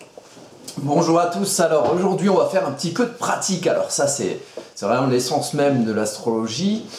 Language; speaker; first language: French; native; French